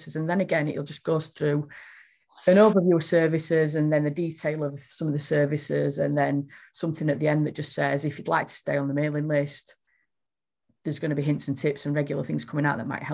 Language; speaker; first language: English; native; English